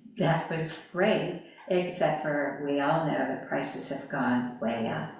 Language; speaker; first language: English; native; English